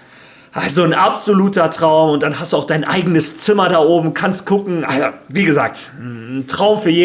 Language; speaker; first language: German; native; German